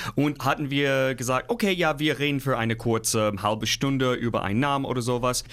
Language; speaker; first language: German; non-native, fluent; English